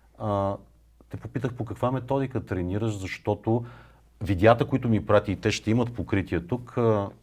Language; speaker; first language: Bulgarian; native; Bulgarian